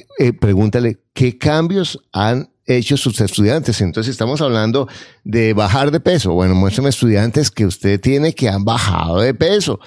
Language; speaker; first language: Spanish; native; Spanish